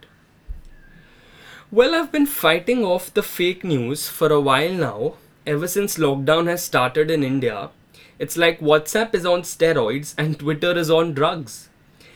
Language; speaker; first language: English; non-native, local second language; Hindi